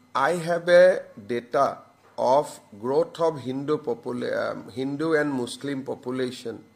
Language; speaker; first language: English; non-native, local second language; Assamese